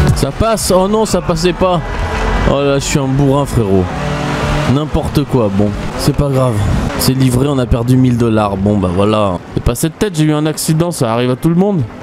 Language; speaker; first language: French; native; French